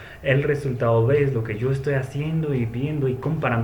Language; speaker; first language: Spanish; native; Spanish